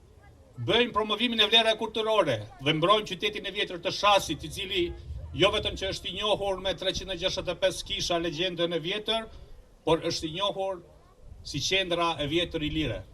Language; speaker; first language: Albanian; native; Albanian